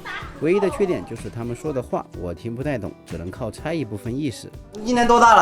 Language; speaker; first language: Chinese; native; Chinese